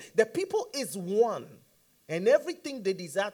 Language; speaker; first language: English; non-native, local second language; Akan